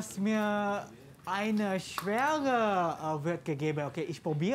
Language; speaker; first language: German; non-native, learner; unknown